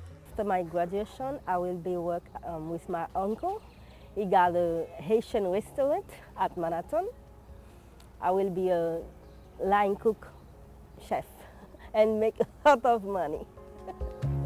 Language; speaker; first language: English; non-native, learner; Haitian Creole